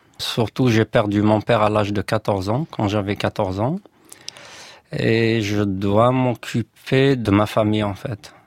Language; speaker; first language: French; non-native, local second language; Kabyle